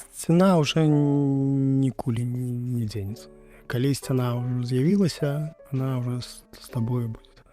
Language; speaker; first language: Belarusian; non-native, local second language; Russian